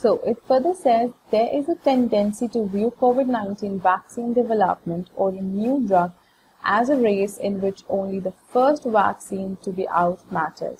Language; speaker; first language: English; non-native, local second language; Hindi